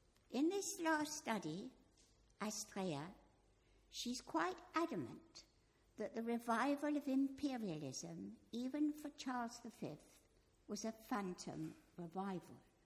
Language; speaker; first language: English; native; English